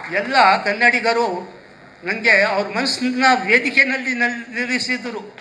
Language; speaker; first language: Kannada; non-native, local second language; Urdu